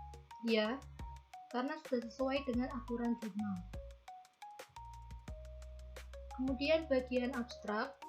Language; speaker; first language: Indonesian; native; Indonesian